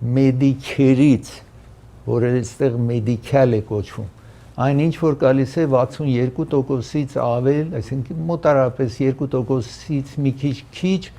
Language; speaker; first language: Armenian; early bilingual, heritage; Armenian